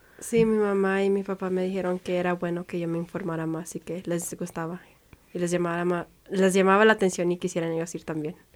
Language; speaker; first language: Spanish; early bilingual, heritage; Spanish